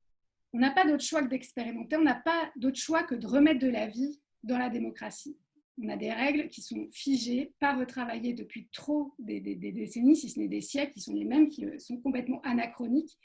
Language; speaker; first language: French; native; French